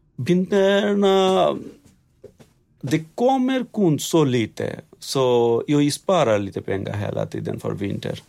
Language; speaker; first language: Swedish; non-native, learner; Bangla